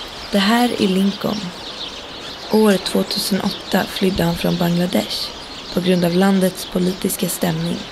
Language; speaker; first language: Swedish; native; Swedish